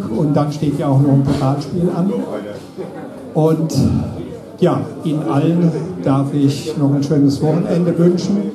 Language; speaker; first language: German; native; German